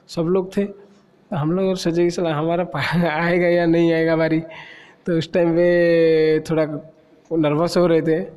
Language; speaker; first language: Hindi; non-native, local second language; Odia